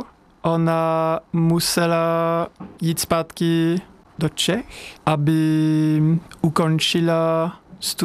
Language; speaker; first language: Czech; non-native, fluent; French